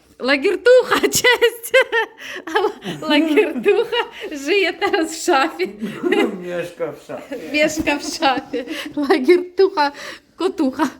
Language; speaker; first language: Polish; non-native, learner; Ukrainian